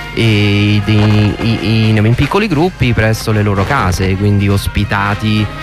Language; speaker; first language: Italian; native; Italian